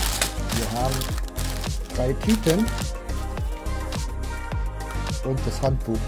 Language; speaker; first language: German; native; German